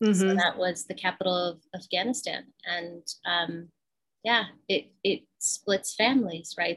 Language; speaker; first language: English; native; English